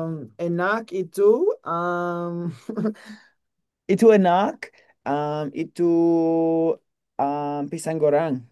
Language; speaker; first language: Indonesian; non-native, learner; English